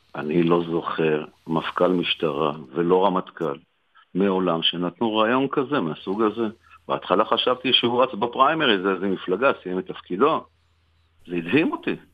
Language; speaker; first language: Hebrew; native; Hebrew